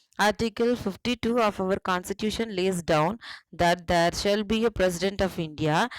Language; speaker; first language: English; non-native, local second language; Tamil